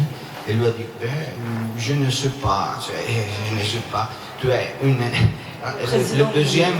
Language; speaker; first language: French; non-native, learner; Italian